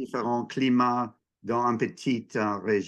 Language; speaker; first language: French; non-native, learner; English